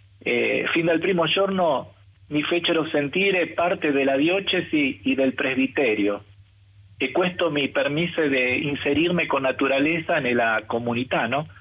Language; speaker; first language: Italian; non-native, fluent; Spanish